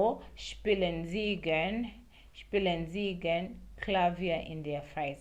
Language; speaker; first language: German; non-native, learner; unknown